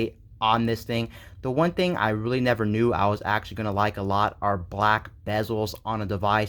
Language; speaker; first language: English; native; English